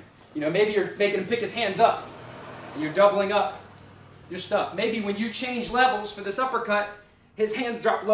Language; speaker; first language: English; native; English